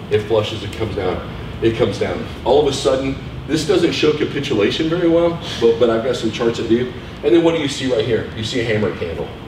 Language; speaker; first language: English; native; English